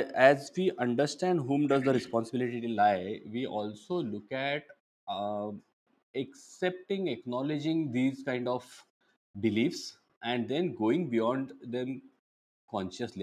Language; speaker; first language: English; non-native, local second language; Marathi